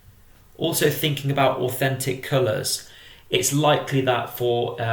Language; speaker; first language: English; native; English